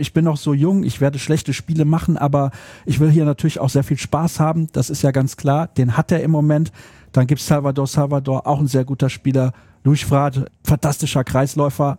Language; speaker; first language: German; native; German